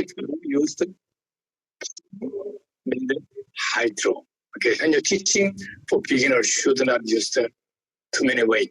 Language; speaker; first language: English; non-native, learner; Korean